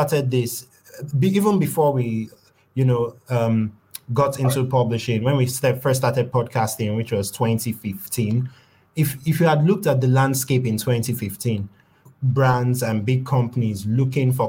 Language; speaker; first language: English; non-native, local second language; Yoruba